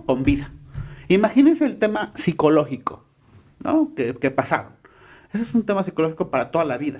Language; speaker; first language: Spanish; native; Spanish